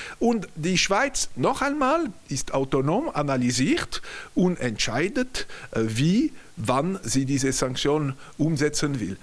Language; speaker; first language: German; non-native, local second language; French